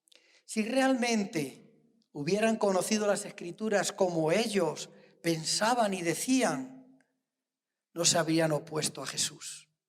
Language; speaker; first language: Spanish; native; Spanish